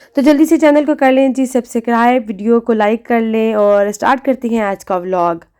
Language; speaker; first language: Urdu; native; Urdu